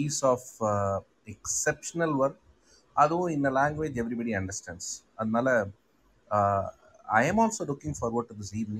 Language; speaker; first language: Tamil; native; Tamil